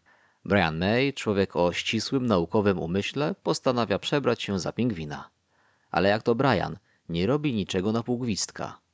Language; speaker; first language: Polish; native; Polish